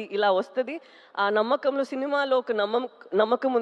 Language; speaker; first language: Telugu; non-native, local second language; Tamil